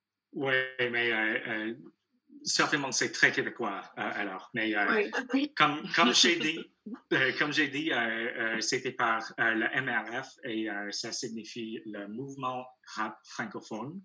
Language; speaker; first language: French; non-native, learner; English